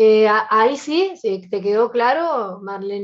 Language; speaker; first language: Spanish; native; Spanish